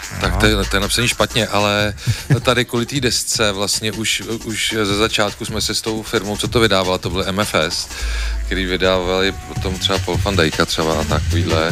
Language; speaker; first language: Czech; native; Czech